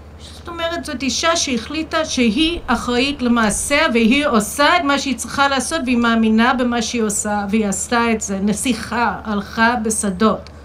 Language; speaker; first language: Hebrew; non-native, fluent; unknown